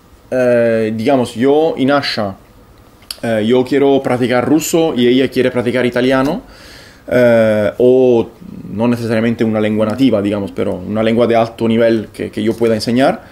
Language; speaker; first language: Spanish; non-native, fluent; Italian